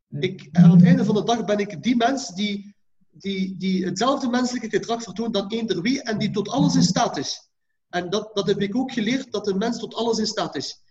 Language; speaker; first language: Dutch; early bilingual, other home language; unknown